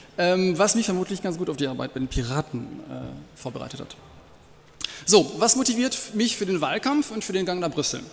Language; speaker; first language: German; non-native, fluent; French